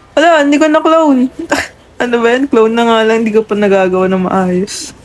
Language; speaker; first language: Filipino; native; Filipino